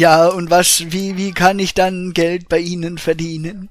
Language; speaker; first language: German; native; German